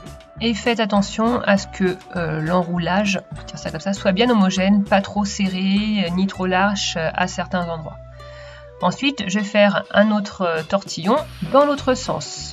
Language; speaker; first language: French; native; French